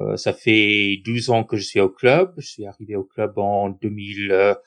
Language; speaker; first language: French; non-native, fluent; English